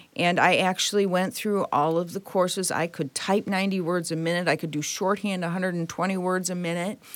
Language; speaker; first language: English; native; English